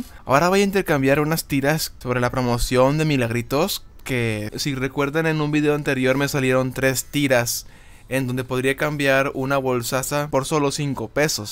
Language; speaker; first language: Spanish; native; Spanish